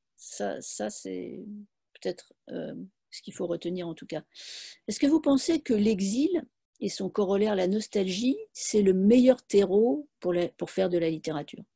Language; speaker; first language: French; native; French